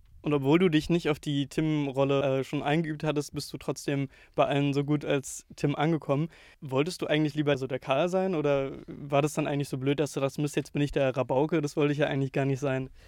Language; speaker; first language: German; native; German